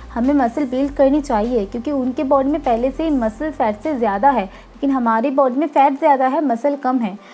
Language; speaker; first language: Hindi; non-native, local second language; Bangla